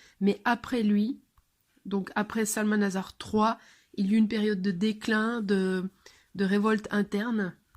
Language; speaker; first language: French; non-native, fluent; English